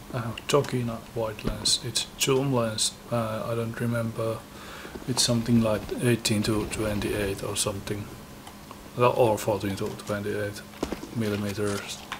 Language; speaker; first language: English; non-native, fluent; Finnish